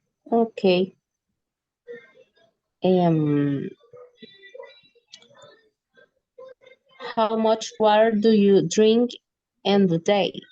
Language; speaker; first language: English; non-native, learner; Spanish